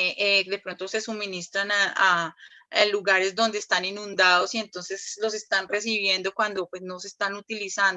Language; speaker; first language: Spanish; native; Spanish